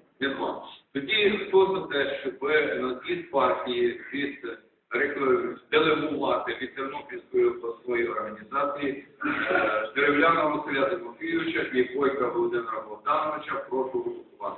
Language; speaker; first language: Ukrainian; native; Ukrainian